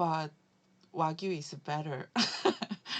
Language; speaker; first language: English; non-native, learner; Korean